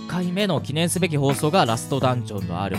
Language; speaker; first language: Japanese; native; Japanese